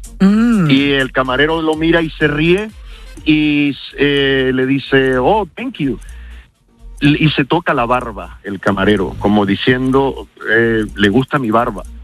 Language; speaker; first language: Spanish; early bilingual, heritage; Spanish